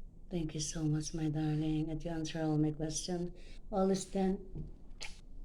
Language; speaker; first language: English; non-native, local second language; Filipino